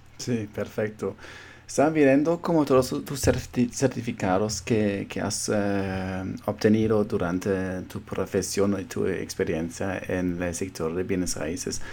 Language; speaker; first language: Spanish; non-native, fluent; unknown